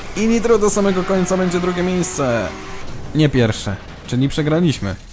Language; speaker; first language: Polish; native; Polish